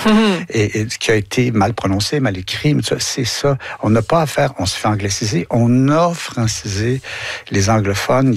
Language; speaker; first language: French; native; French